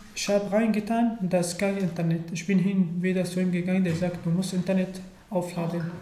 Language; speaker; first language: German; non-native, fluent; Arabic